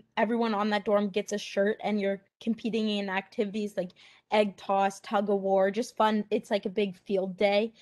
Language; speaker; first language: English; native; English